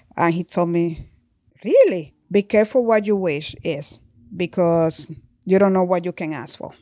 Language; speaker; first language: English; non-native, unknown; Spanish